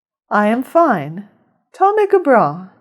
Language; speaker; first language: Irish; non-native, fluent; English